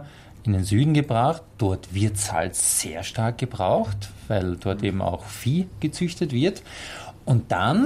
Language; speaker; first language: German; native; German